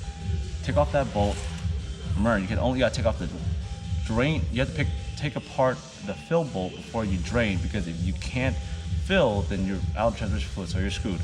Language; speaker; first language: English; native; English